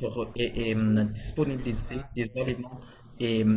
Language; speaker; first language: French; non-native, fluent; Portuguese